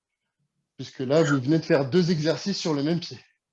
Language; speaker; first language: French; native; French